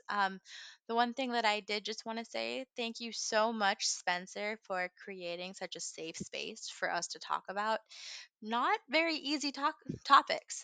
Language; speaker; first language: English; early bilingual, other home language; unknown